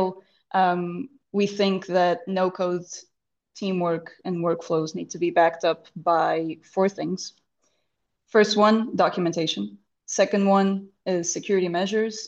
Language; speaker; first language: English; non-native, fluent; Portuguese